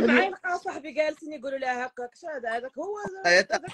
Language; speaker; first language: Arabic; native; Arabic